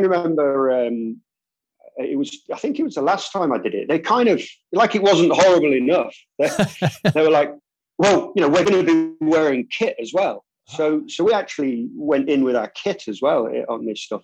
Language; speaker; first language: English; native; English